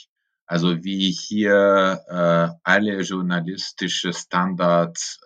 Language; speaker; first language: German; non-native, fluent; Hungarian